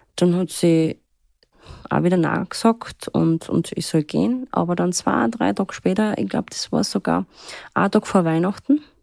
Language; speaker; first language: German; early bilingual, other home language; Turkish